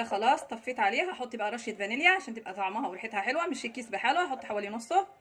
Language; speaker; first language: Arabic; native; Arabic